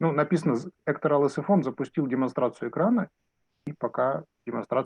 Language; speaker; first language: Russian; native; Russian